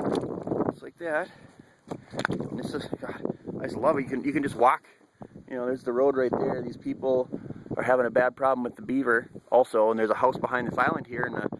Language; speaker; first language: English; native; English